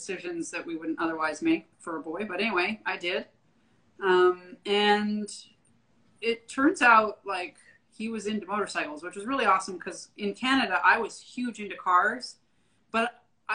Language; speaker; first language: English; native; English